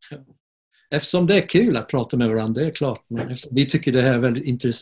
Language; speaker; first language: Swedish; non-native, fluent; English